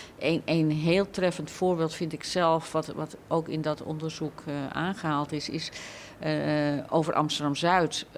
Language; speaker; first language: Dutch; native; Dutch